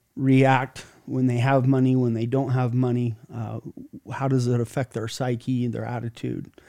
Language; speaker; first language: English; native; English